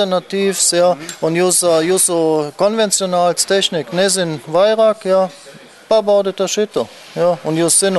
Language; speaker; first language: Latvian; non-native, learner; German